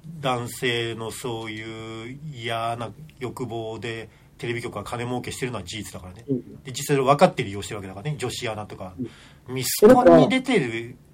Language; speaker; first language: Japanese; native; Japanese